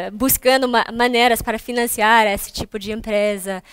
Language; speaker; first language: Portuguese; non-native, fluent; English